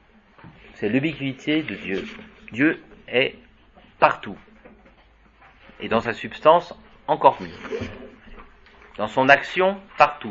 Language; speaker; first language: French; native; French